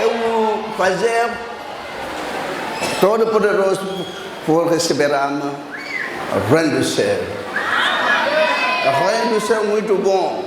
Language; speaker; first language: Portuguese; non-native, learner; Lingala